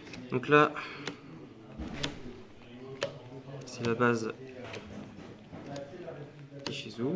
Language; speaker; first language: French; native; French